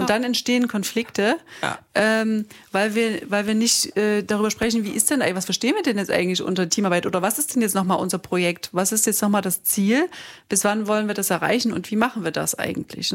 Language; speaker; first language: German; native; German